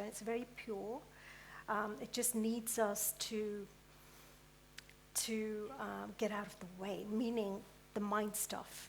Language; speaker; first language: English; early bilingual, other home language; Gujarati